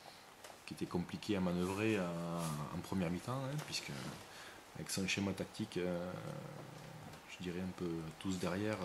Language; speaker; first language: French; native; French